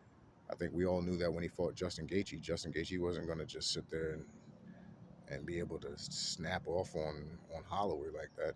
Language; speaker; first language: English; native; English